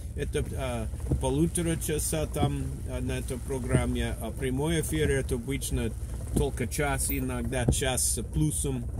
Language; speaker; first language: Russian; non-native, fluent; English